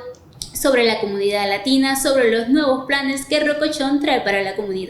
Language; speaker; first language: Spanish; native; Spanish